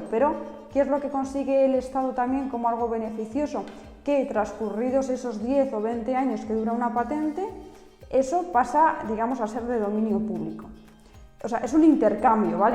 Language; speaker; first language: Spanish; native; Spanish